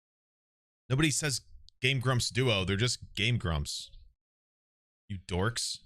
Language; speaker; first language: English; native; English